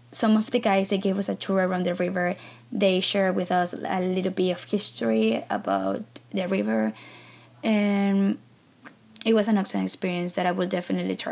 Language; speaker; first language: English; non-native, fluent; Spanish